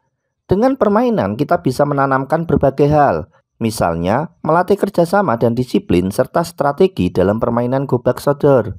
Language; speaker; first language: Indonesian; non-native, local second language; Javanese